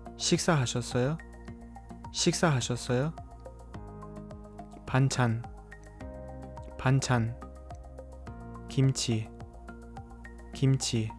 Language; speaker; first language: Korean; non-native, fluent; English